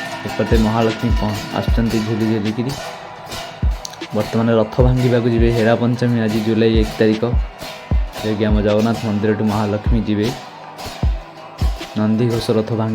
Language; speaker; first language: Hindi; non-native, local second language; Odia